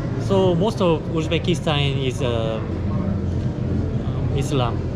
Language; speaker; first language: English; non-native, learner; Korean